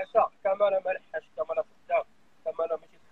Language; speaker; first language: Arabic; native; Arabic